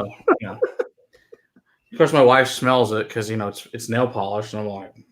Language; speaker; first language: English; native; English